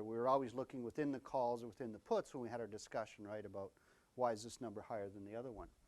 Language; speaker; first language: English; native; English